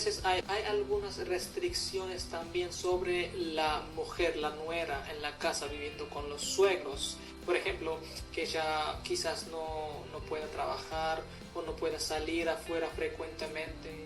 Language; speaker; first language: Spanish; non-native, fluent; Hindi